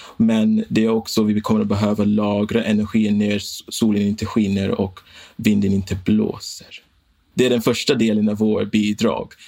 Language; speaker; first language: Swedish; non-native, fluent; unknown